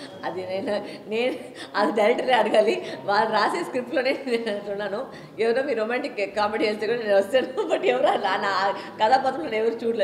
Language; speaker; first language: Telugu; non-native, local second language; Tamil